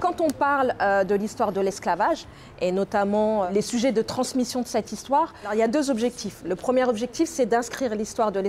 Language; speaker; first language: French; native; French